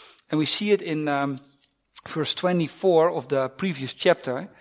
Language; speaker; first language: English; non-native, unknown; Dutch